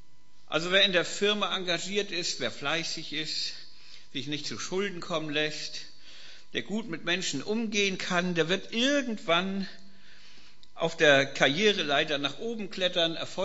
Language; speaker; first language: German; native; German